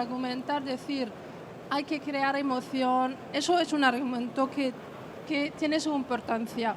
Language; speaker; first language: Spanish; non-native, fluent; French